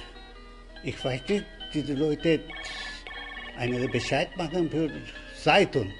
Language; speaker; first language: German; non-native, learner; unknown